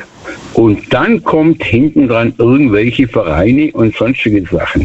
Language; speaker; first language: German; native; German